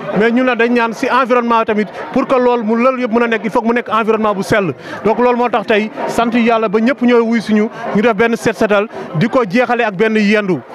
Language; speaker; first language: Wolof; native; Wolof